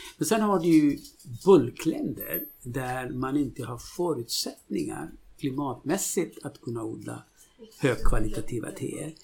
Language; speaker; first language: Swedish; non-native, fluent; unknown